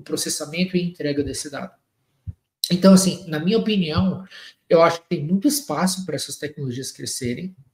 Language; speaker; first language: Portuguese; native; Portuguese